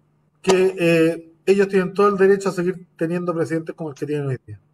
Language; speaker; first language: Spanish; native; Spanish